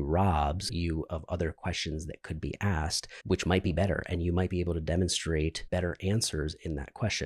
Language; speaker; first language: English; native; English